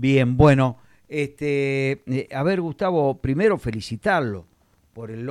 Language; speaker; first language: Spanish; native; Spanish